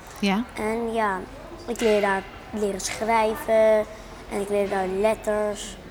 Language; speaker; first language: Dutch; early bilingual, other home language; Arabic